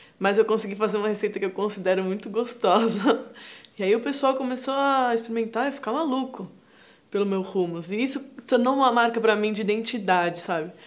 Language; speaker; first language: Portuguese; native; Portuguese